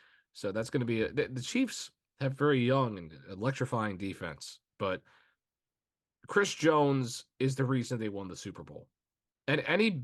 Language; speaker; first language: English; native; English